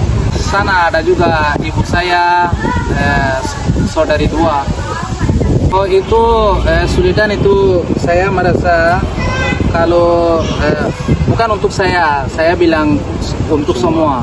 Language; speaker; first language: Indonesian; non-native, learner; Rohingya